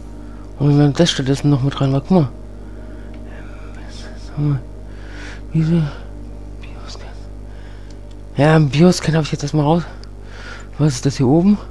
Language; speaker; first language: German; native; German